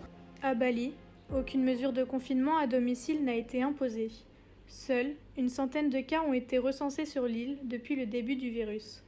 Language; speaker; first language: French; native; French